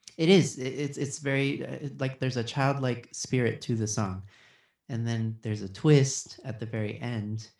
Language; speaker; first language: English; early bilingual, other home language; Spanish